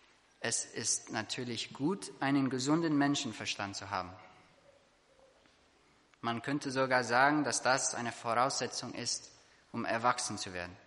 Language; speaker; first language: German; non-native, fluent; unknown